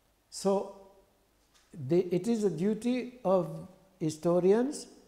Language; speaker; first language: English; non-native, fluent; French